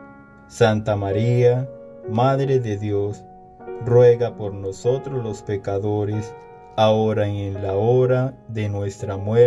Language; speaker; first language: Spanish; native; Spanish